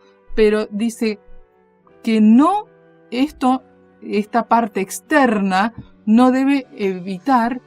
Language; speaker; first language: Spanish; native; Spanish